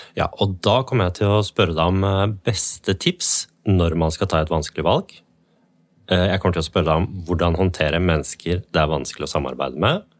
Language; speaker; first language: Norwegian; native; Norwegian